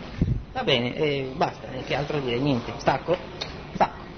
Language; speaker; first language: Italian; native; Italian